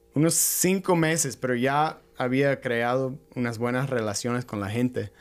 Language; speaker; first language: Spanish; non-native, fluent; English